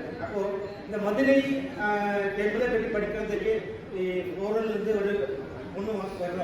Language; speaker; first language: Tamil; non-native, learner; Malayalam